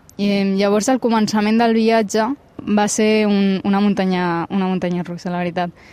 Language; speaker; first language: Catalan; early bilingual, other home language; Punjabi